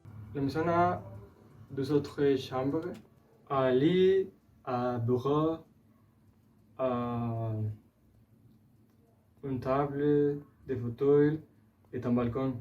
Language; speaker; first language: French; non-native, learner; Spanish